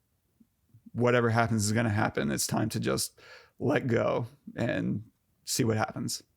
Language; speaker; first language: English; native; English